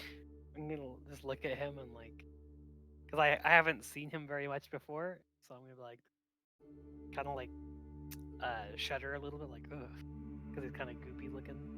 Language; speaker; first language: English; native; English